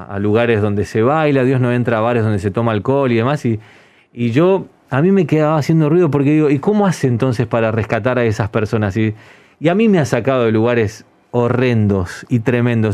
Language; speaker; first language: Spanish; native; Spanish